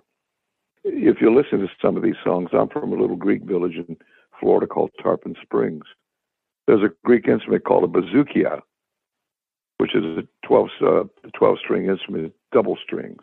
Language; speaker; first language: English; native; English